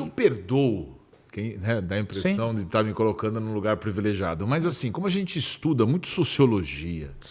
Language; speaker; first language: Portuguese; native; Portuguese